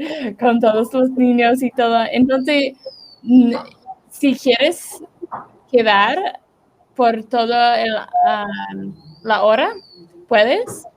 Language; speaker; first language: Spanish; non-native, learner; English